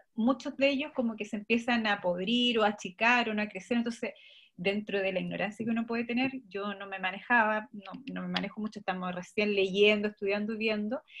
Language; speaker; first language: Spanish; native; Spanish